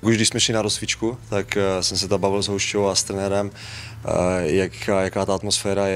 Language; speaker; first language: Czech; native; Czech